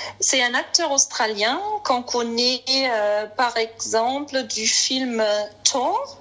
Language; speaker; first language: French; non-native, fluent; German